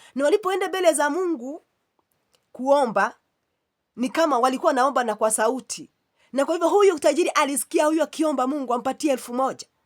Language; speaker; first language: Swahili; non-native, local second language; Kikuyu